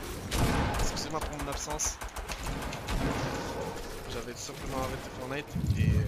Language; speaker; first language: French; native; French